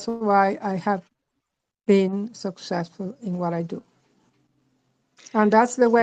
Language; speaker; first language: English; non-native, fluent; Spanish